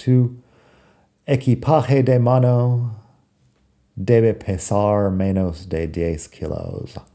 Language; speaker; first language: Spanish; non-native, fluent; English